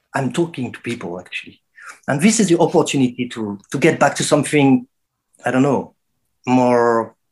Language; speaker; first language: English; non-native, fluent; French